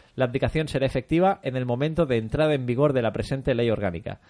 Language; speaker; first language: Spanish; non-native, local second language; Catalan